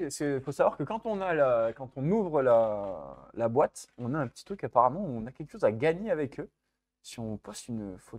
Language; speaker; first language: French; native; French